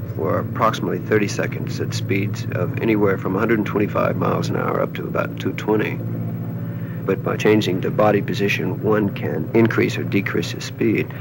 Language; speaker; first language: English; native; English